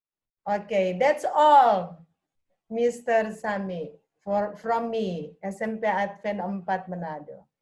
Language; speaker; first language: English; non-native, fluent; Indonesian